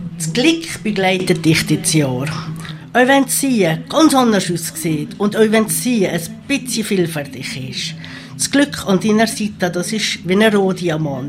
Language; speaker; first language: German; native; German